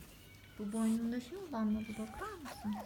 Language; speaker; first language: Turkish; native; Turkish